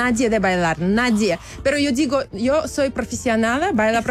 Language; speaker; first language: Spanish; non-native, learner; Russian